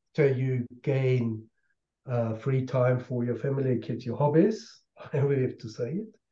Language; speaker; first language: English; non-native, fluent; German